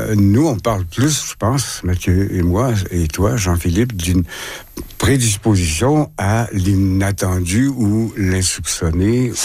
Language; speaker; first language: French; native; French